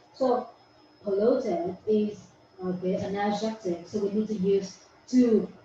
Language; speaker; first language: English; non-native, fluent; Vietnamese